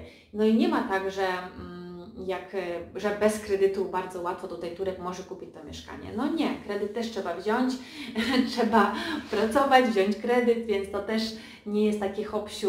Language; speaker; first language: Polish; early bilingual, heritage; Polish